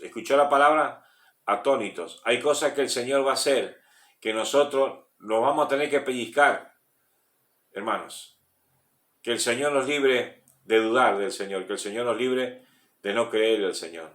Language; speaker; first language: Spanish; native; Spanish